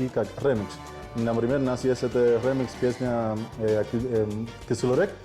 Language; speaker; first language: Russian; non-native, learner; Spanish